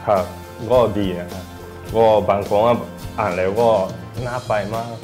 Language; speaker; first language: Thai; non-native, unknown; Japanese